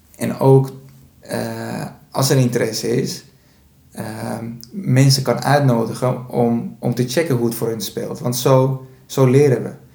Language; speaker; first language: Dutch; early bilingual, other home language; Persian